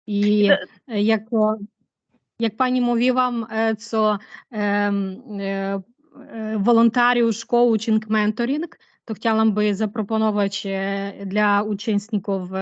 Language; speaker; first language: Polish; non-native, learner; Ukrainian